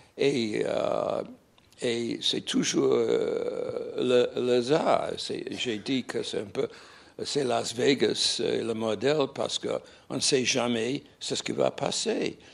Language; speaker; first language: French; non-native, fluent; English